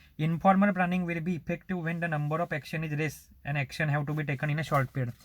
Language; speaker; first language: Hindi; non-native, local second language; Marathi